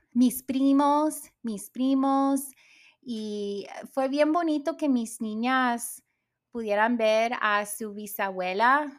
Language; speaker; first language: Spanish; early bilingual, heritage; Spanish